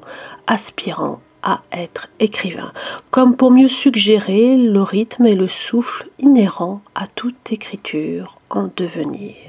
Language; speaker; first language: French; native; French